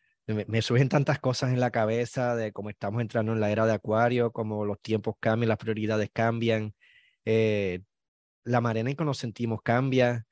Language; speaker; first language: Spanish; native; Spanish